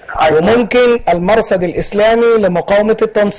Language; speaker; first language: Arabic; native; Arabic